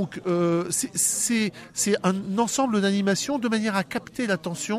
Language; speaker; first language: French; native; French